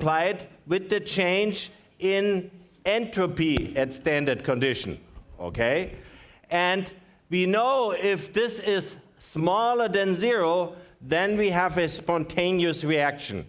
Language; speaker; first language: English; non-native, fluent; German